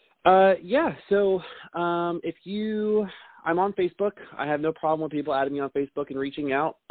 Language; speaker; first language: English; native; English